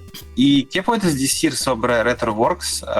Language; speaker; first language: Spanish; non-native, learner; Russian